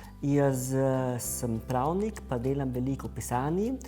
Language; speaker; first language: Slovenian; early bilingual, heritage; German